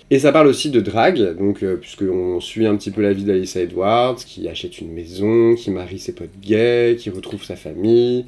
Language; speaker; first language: French; native; French